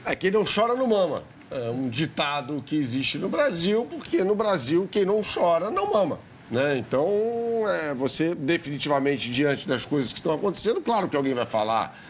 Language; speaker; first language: Portuguese; native; Portuguese